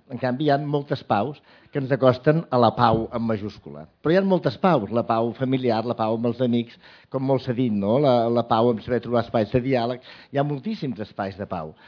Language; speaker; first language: Catalan; native; Catalan